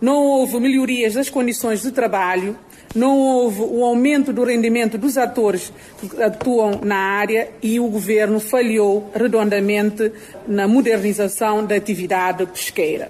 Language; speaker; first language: Portuguese; non-native, local second language; Kabuverdianu